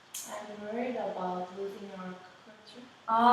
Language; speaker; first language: English; non-native, learner; Korean